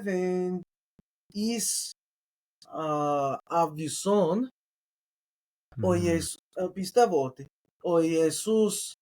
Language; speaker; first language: Greek; non-native, learner; English